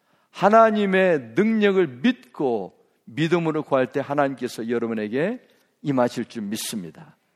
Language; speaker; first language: Korean; native; Korean